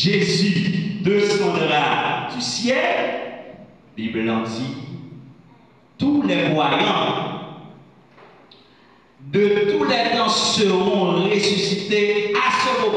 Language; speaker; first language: French; non-native, local second language; Haitian Creole